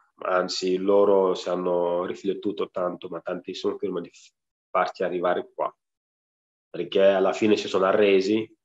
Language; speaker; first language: Italian; non-native, fluent; Wolof